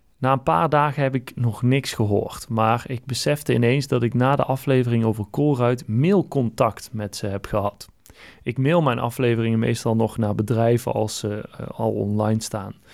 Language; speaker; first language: Dutch; native; Dutch